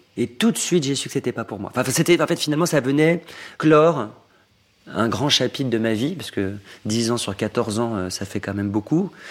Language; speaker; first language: French; native; French